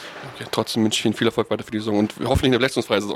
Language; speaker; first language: German; native; German